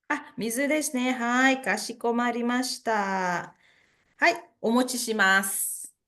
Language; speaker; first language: Japanese; non-native, fluent; Indonesian